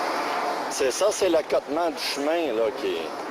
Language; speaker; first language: French; native; French